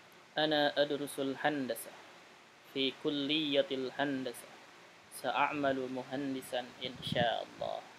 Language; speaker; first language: Arabic; non-native, fluent; Indonesian